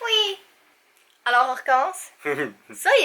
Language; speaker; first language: French; native; French